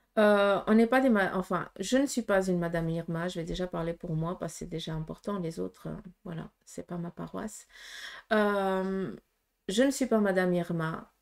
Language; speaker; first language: French; early bilingual, other home language; Portuguese